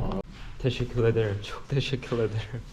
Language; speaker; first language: Turkish; non-native, learner; Korean